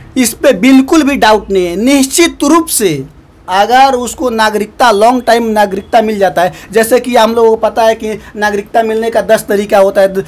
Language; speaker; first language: Hindi; native; Hindi